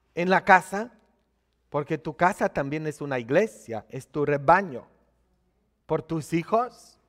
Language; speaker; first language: Spanish; non-native, fluent; Polish